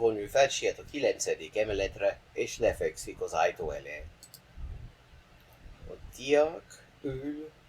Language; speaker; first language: Hungarian; non-native, learner; English